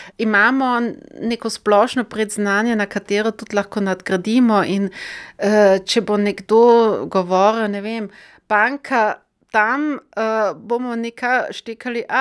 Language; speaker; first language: Slovenian; non-native, fluent; German